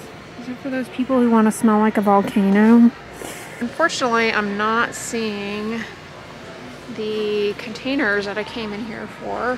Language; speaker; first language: English; native; English